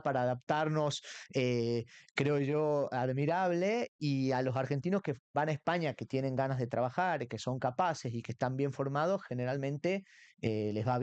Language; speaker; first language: Spanish; native; Spanish